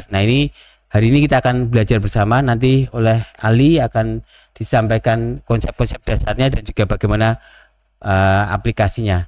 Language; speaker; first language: Indonesian; native; Indonesian